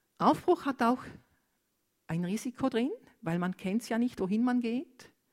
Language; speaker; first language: German; non-native, fluent; Romanian